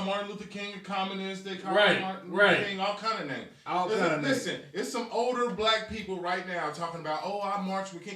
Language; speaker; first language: English; native; English